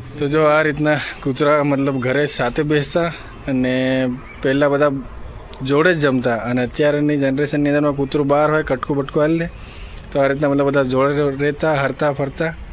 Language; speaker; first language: Gujarati; non-native, local second language; Bhili